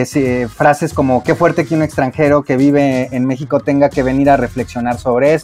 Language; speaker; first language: Spanish; native; Spanish